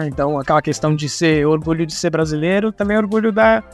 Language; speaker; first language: Portuguese; native; Portuguese